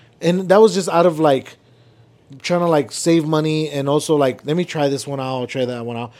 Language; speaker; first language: English; early bilingual, other home language; Spanish